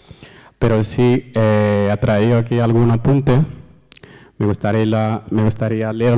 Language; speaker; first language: Spanish; non-native, learner; Fula